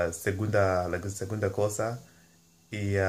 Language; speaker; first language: Spanish; non-native, learner; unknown